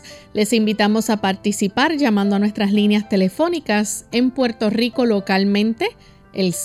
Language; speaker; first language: Spanish; native; Spanish